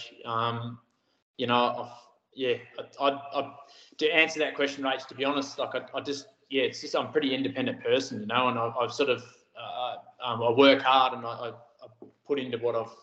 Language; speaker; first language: English; native; English